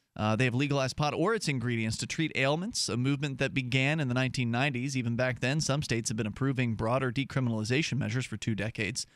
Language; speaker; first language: English; native; English